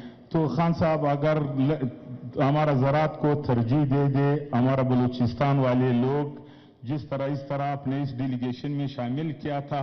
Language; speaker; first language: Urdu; non-native, local second language; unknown